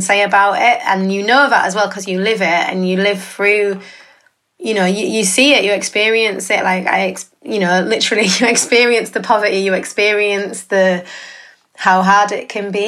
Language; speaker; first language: English; native; English